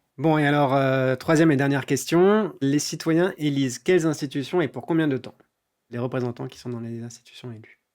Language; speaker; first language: French; native; French